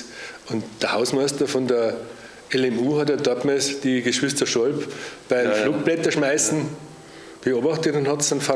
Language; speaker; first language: German; native; German